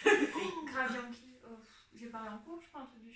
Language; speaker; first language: French; native; French